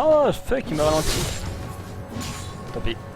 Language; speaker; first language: French; native; French